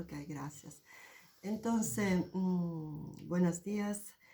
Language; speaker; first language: Spanish; non-native, fluent; Italian